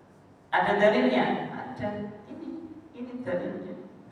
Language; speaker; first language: Indonesian; native; Indonesian